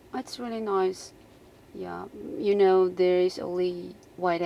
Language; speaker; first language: English; non-native, fluent; Chinese